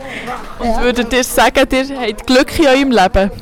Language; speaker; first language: German; native; German